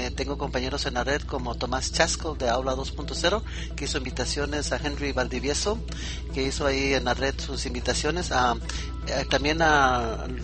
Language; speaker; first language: Spanish; native; Spanish